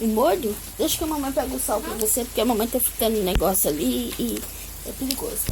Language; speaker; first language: Portuguese; native; Portuguese